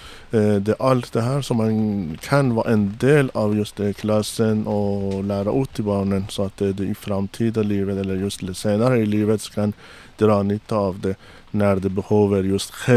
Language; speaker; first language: Swedish; non-native, fluent; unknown